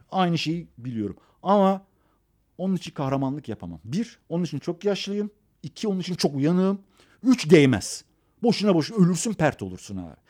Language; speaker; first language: Turkish; early bilingual, other home language; Persian